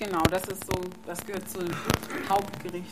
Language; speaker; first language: German; early bilingual, other home language; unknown